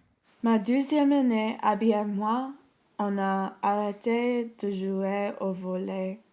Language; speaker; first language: French; non-native, learner; English